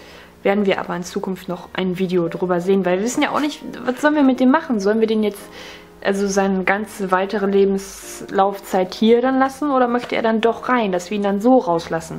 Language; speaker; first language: German; native; German